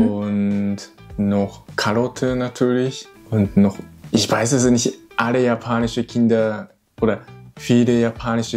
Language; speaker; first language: German; non-native, learner; Japanese